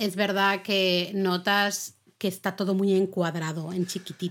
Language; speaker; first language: Spanish; native; Spanish